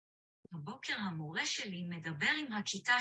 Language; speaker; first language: Hebrew; non-native, learner; English